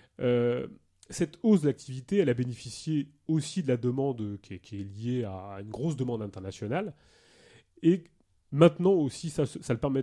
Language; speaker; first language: French; native; French